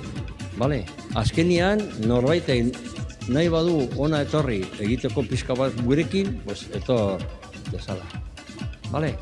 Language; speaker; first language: Basque; non-native, local second language; Spanish